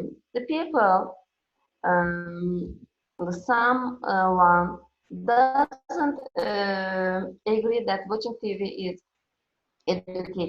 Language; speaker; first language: English; non-native, fluent; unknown